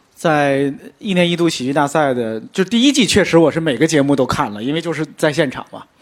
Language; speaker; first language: Chinese; native; Chinese